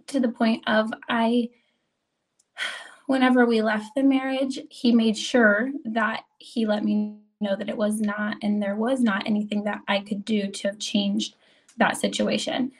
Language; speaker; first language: English; native; English